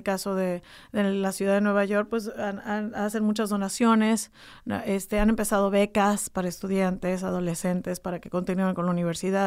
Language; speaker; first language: Spanish; native; Spanish